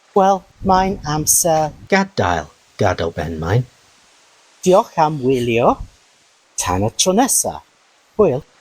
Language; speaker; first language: Welsh; non-native, learner; English